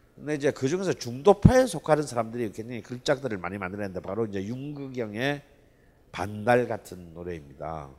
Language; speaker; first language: Korean; native; Korean